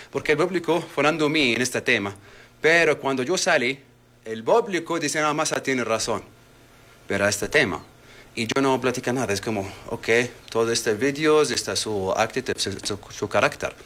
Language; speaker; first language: Spanish; non-native, learner; Arabic